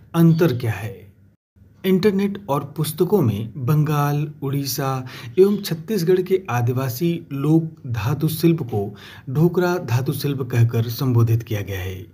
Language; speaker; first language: Hindi; native; Hindi